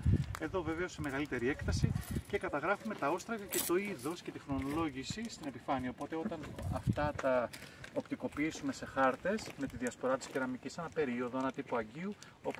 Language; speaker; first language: Greek; native; Greek